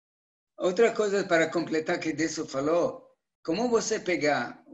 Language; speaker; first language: Portuguese; non-native, learner; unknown